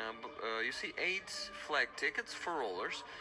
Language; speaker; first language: English; non-native, fluent; Ukrainian